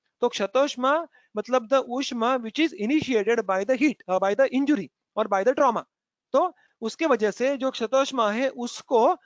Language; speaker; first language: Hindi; non-native, local second language; Marathi